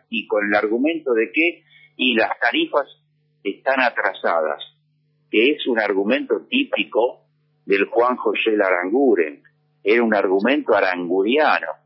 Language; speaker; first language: Spanish; native; Spanish